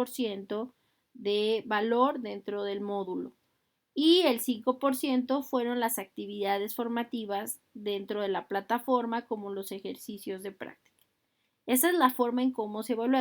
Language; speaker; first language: Spanish; native; Spanish